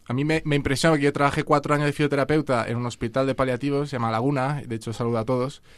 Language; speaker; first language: Spanish; non-native, fluent; Italian